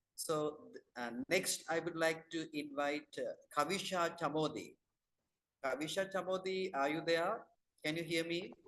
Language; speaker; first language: English; non-native, local second language; Sinhala